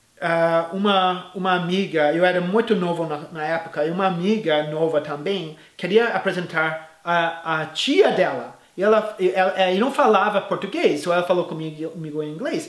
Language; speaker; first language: Portuguese; non-native, fluent; English